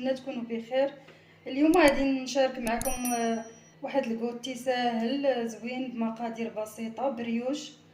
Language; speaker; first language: Arabic; native; Arabic